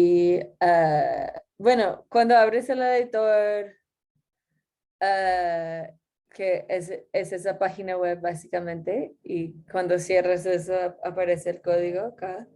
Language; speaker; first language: Spanish; non-native, fluent; English